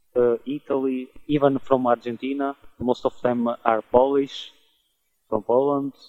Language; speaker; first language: English; non-native, learner; Portuguese